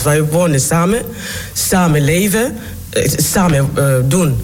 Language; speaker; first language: Dutch; non-native, learner; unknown